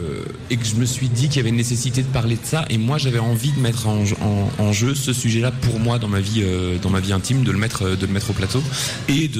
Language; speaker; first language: French; native; French